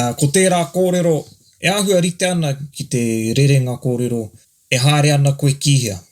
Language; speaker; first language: Māori; native; Māori